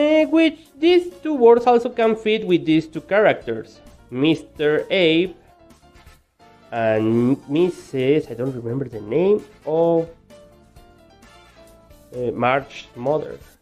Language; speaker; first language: English; non-native, fluent; Spanish